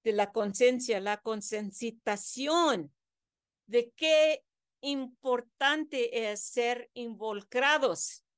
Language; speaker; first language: Spanish; early bilingual, heritage; Spanish